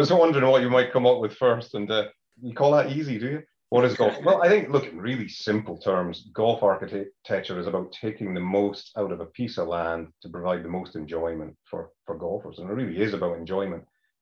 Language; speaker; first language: English; native; English